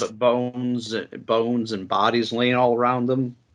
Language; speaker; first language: English; native; English